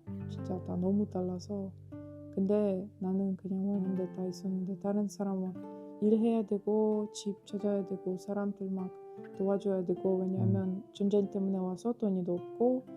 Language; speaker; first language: Korean; non-native, fluent; Ukrainian